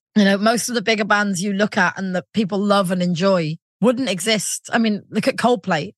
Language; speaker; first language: English; native; English